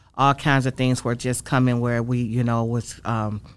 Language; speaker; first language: English; native; English